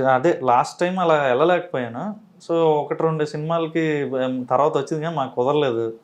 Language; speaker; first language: Telugu; native; Telugu